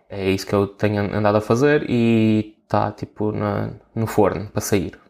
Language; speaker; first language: Portuguese; native; Portuguese